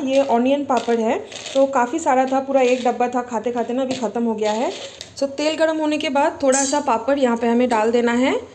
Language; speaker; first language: Hindi; non-native, local second language; Bangla